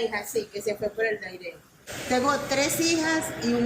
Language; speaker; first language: Spanish; native; Spanish